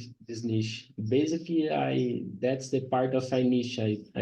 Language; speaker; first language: English; non-native, learner; Portuguese